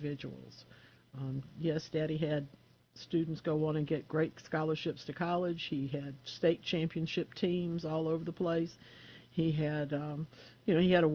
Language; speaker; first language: English; native; English